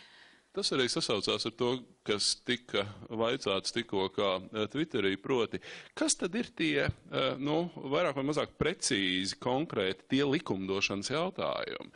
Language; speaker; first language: Latvian; native; Latvian